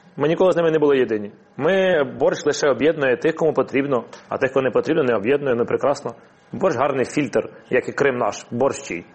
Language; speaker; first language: Ukrainian; non-native, local second language; Russian